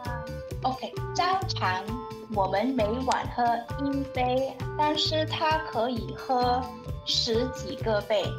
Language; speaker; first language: Chinese; non-native, learner; English